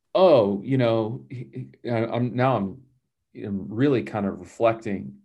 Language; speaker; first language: English; native; English